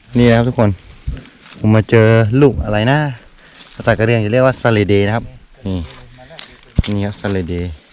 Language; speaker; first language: Thai; non-native, local second language; Karen languages